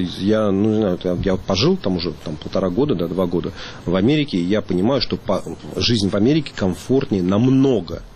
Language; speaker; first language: Russian; native; Russian